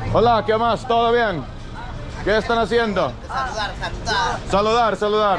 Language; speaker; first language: Spanish; non-native, learner; Finnish